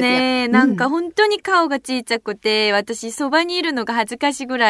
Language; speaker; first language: Japanese; non-native, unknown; Korean